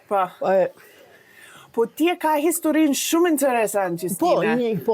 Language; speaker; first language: Albanian; non-native, learner; English